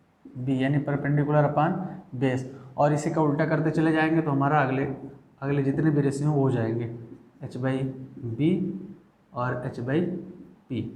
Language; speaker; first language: Hindi; native; Hindi